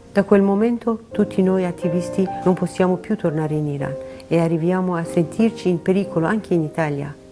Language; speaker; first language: Italian; non-native, fluent; Persian